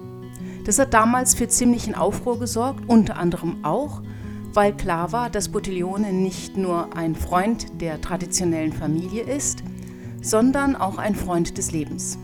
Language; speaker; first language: German; native; German